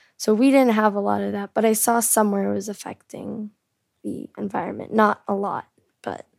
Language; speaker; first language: English; early bilingual, heritage; Korean